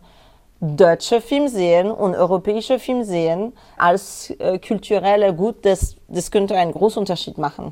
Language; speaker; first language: German; non-native, learner; French